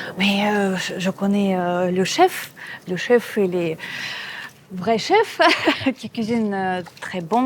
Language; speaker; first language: French; non-native, learner; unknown